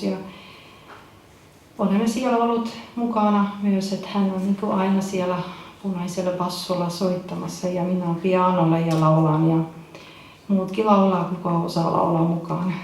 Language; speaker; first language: Finnish; non-native, fluent; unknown